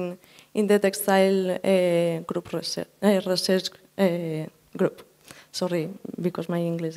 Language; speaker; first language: English; non-native, learner; Spanish